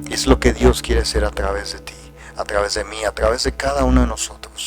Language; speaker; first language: Spanish; native; Spanish